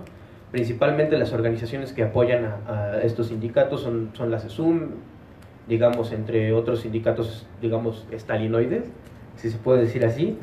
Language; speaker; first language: Spanish; native; Spanish